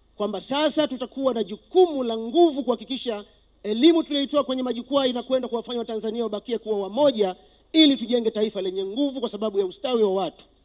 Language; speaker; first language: Swahili; native; Swahili